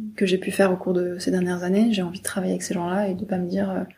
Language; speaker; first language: French; native; French